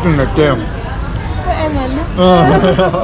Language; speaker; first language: English; non-native, learner; Korean